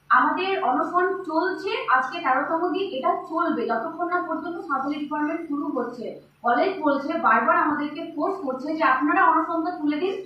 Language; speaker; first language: Bangla; non-native, local second language; Santali